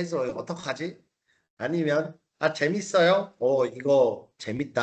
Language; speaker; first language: Korean; native; Korean